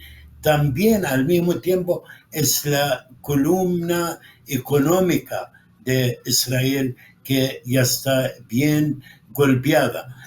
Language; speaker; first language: Spanish; non-native, fluent; Arabic